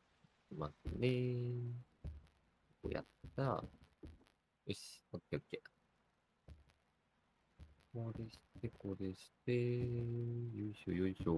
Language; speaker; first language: Japanese; native; Japanese